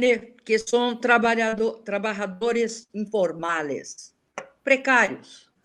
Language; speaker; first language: Spanish; non-native, learner; Portuguese